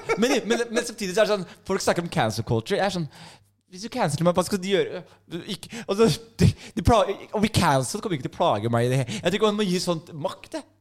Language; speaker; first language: Norwegian; native; Norwegian